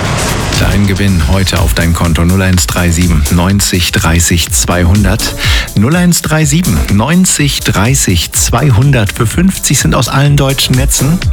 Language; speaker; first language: German; native; German